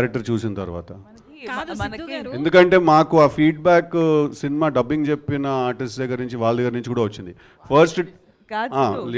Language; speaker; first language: Telugu; native; Telugu